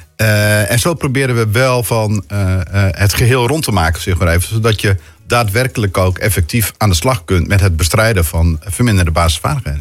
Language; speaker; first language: Dutch; native; Dutch